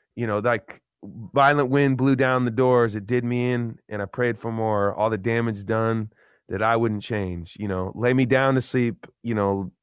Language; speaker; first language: English; native; English